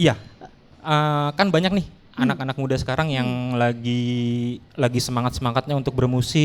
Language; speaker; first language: Indonesian; native; Indonesian